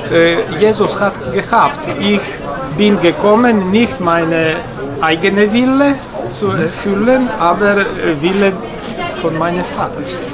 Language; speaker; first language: German; non-native, learner; Latvian